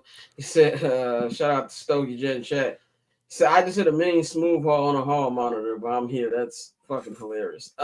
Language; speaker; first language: English; native; English